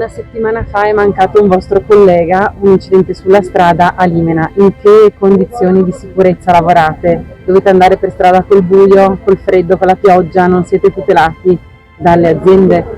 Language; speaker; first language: Italian; native; Italian